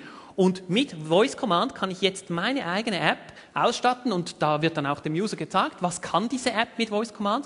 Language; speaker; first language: German; native; German